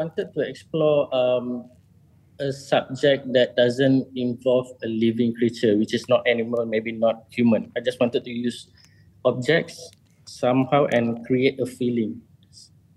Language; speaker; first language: English; non-native, local second language; Malay